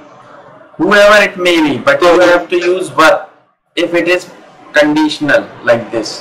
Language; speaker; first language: English; non-native, local second language; Hindi